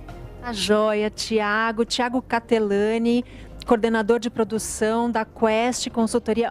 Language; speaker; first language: Portuguese; native; Portuguese